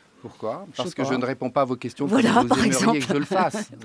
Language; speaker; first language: French; native; French